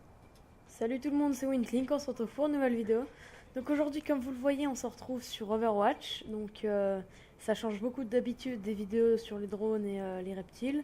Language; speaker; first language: French; native; French